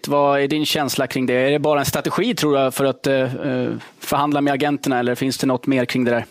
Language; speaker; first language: Swedish; native; Swedish